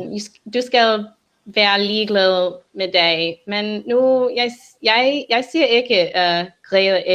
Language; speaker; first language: Danish; non-native, learner; English